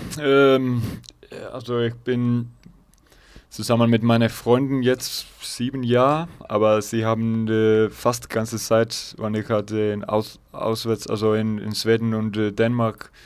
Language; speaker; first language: German; non-native, fluent; Icelandic